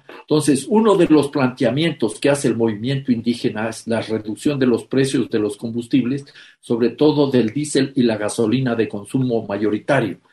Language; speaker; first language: Spanish; native; Spanish